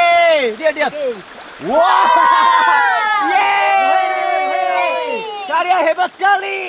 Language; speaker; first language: Indonesian; non-native, fluent; Japanese